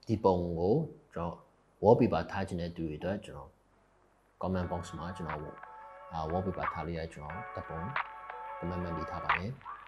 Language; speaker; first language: Burmese; non-native, local second language; Kachin